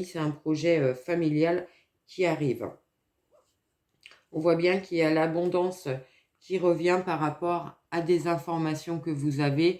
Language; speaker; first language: French; native; French